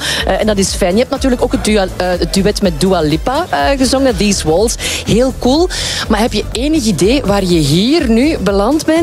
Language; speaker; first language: Dutch; native; Dutch